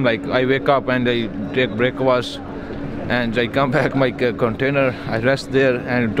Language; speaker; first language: English; non-native, learner; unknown